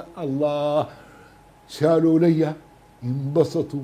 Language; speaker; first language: Arabic; native; Arabic